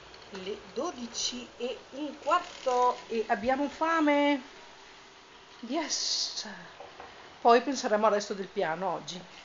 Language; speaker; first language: Italian; native; Italian